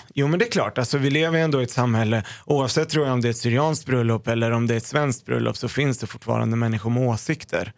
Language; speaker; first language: Swedish; early bilingual, other home language; Arabic